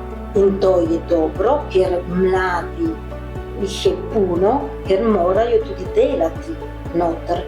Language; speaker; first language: Slovenian; early bilingual, heritage; Slovenian